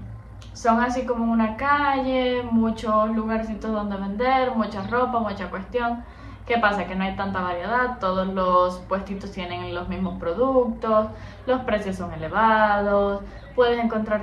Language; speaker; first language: Spanish; native; Spanish